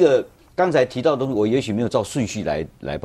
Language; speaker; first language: Chinese; native; Chinese